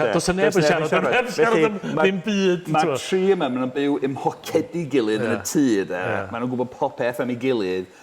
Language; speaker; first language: Welsh; native; Welsh